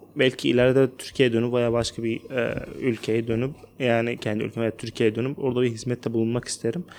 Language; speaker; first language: Turkish; non-native, fluent; Arabic